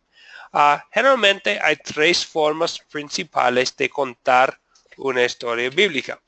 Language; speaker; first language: Spanish; non-native, fluent; English